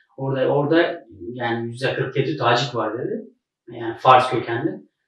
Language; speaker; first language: Turkish; non-native, fluent; Uzbek